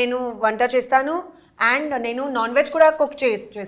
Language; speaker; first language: Telugu; non-native, learner; Hindi